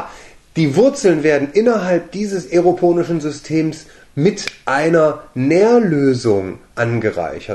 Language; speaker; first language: German; native; German